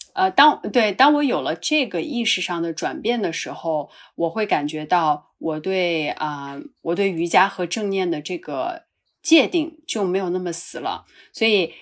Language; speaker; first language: Chinese; native; Chinese